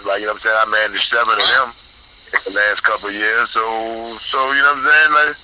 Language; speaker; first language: English; native; English